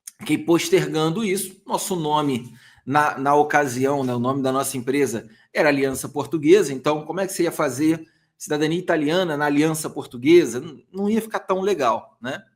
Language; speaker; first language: Portuguese; native; Portuguese